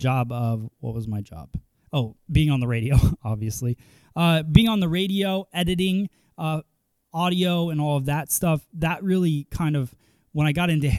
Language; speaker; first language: English; native; English